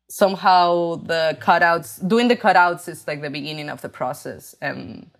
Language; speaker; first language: English; non-native, fluent; Spanish